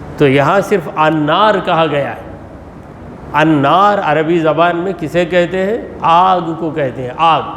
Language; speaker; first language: Urdu; native; Urdu